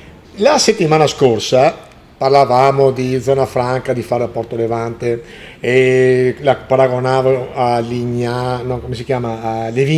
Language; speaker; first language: Italian; native; Italian